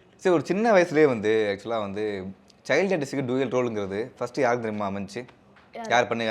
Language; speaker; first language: Tamil; native; Tamil